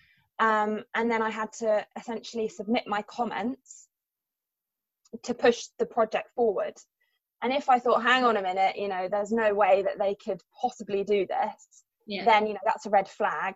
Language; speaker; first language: English; native; English